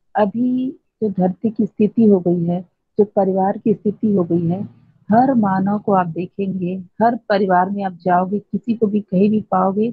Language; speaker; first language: Hindi; native; Hindi